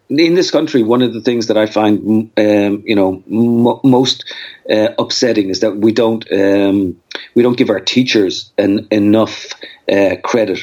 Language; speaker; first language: English; native; English